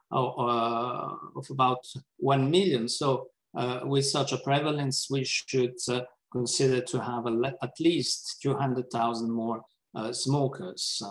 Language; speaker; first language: English; non-native, fluent; Italian